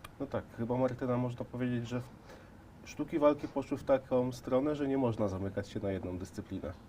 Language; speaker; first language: Polish; native; Polish